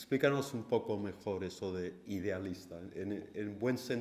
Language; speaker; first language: Spanish; native; Spanish